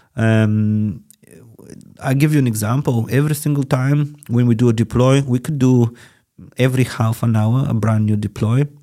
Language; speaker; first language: English; non-native, fluent; Bulgarian